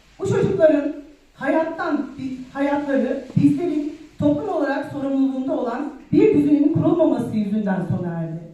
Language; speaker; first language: Turkish; native; Turkish